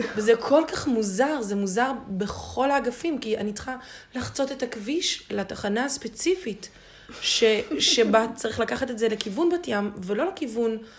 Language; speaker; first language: Hebrew; native; Hebrew